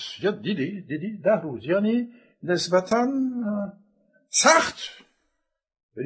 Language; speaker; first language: Persian; non-native, fluent; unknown